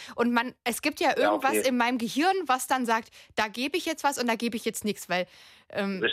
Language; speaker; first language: German; native; German